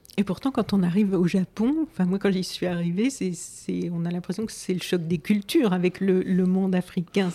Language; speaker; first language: French; native; French